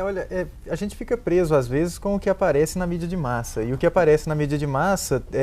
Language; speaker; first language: Portuguese; native; Portuguese